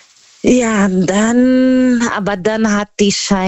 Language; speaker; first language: German; non-native, learner; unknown